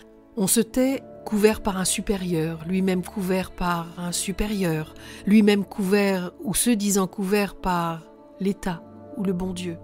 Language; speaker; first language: French; native; French